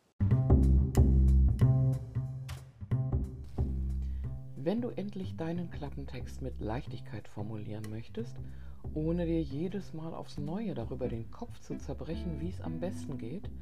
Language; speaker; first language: German; native; German